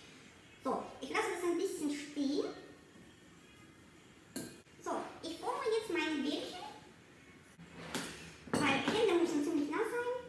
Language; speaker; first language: German; non-native, fluent; Russian